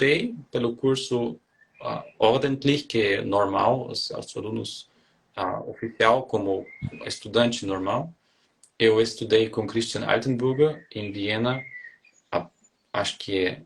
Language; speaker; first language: Portuguese; non-native, fluent; German